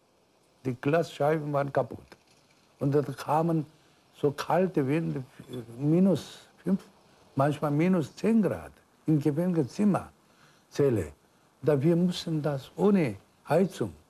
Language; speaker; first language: German; non-native, fluent; Korean